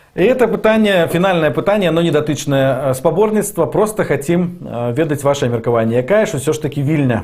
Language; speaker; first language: Belarusian; non-native, local second language; Russian